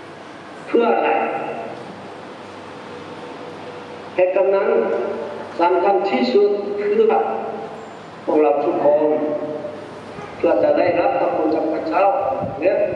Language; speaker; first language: Thai; non-native, fluent; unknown